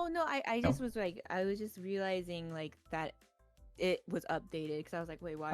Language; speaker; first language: English; native; English